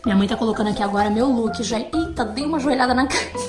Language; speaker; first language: Portuguese; native; Portuguese